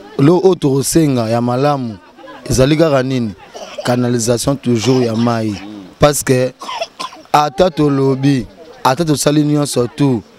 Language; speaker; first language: Lingala; native; Lingala